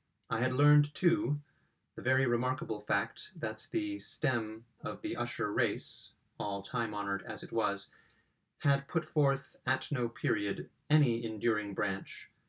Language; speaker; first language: English; native; English